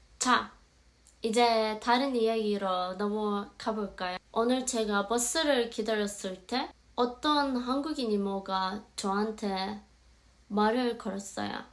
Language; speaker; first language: Korean; non-native, fluent; Azerbaijani